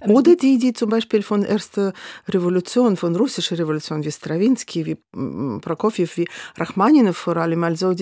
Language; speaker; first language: German; non-native, fluent; Russian